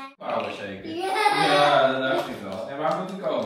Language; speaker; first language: Dutch; native; Dutch